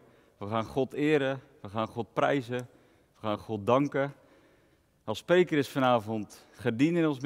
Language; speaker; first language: Dutch; native; Dutch